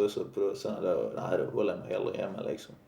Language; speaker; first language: Swedish; native; Swedish